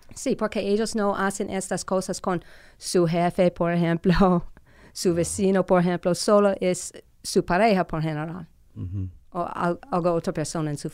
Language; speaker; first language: Spanish; non-native, fluent; English